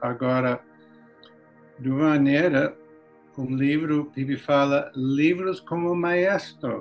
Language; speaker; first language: Portuguese; non-native, learner; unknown